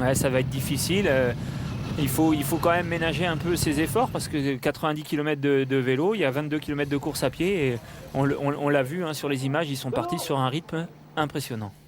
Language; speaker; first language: French; native; French